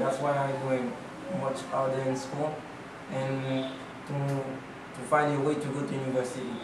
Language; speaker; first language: English; non-native, learner; Haitian Creole